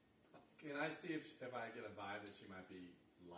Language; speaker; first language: English; native; English